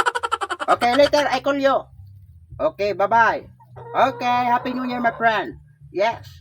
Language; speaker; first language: English; non-native, learner; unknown